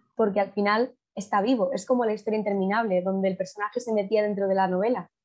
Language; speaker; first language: Spanish; native; Spanish